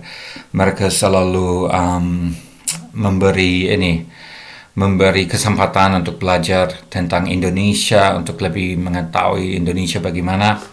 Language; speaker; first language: Indonesian; non-native, fluent; English